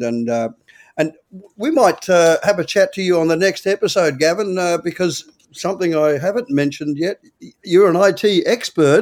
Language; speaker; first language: English; native; English